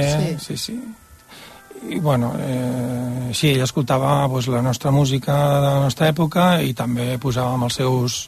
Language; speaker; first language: Catalan; native; Catalan